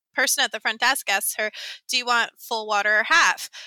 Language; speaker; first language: English; native; English